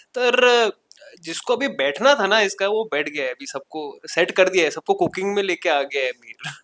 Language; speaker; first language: Hindi; non-native, local second language; Marathi